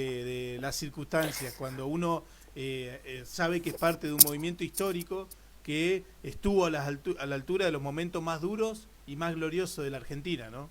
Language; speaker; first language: Spanish; native; Spanish